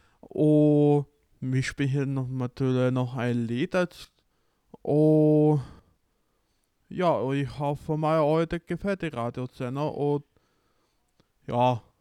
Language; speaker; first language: German; non-native, learner; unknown